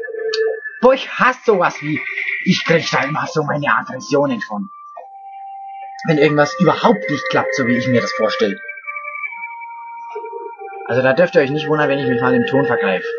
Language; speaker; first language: German; native; German